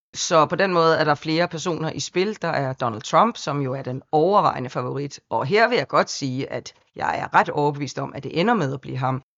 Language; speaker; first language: Danish; native; Danish